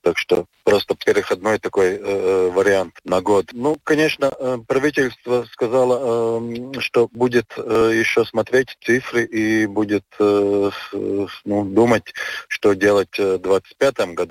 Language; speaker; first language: Russian; non-native, local second language; Latvian